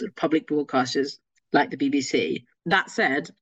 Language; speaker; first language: English; native; English